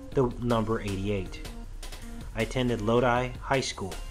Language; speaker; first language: English; native; English